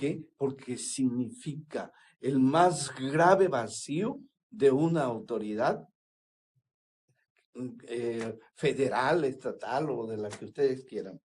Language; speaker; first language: Spanish; native; Spanish